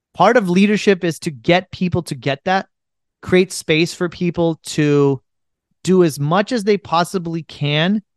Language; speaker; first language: English; native; English